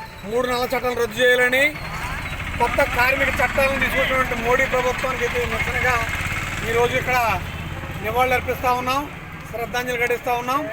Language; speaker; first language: Telugu; native; Telugu